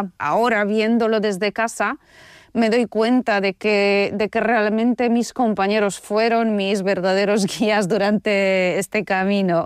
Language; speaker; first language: Spanish; non-native, fluent; Polish